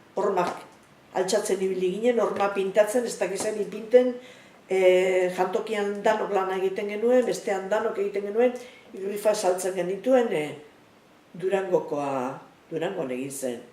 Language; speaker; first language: Basque; native; Basque